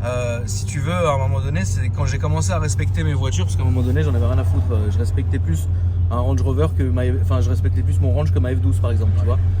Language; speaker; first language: French; native; French